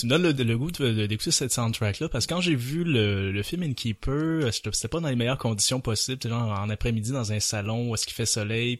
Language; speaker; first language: French; native; French